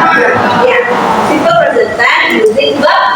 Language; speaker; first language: English; non-native, fluent; Indonesian